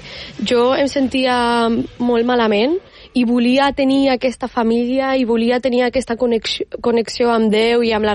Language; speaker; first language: Catalan; non-native, local second language; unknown